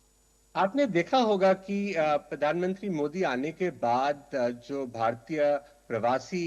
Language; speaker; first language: Hindi; native; Hindi